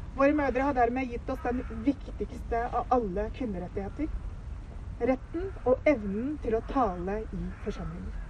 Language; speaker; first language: Norwegian; early bilingual, other home language; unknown